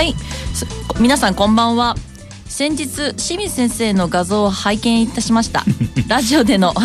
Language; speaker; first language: Japanese; native; Japanese